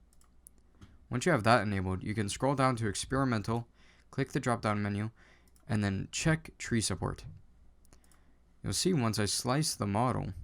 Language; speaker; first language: English; native; English